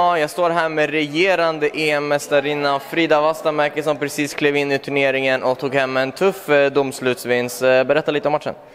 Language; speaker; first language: Swedish; native; Swedish